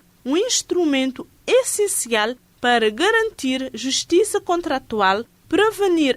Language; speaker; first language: Portuguese; non-native, local second language; Kabuverdianu